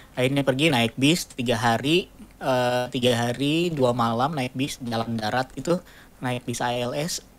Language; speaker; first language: Indonesian; native; Indonesian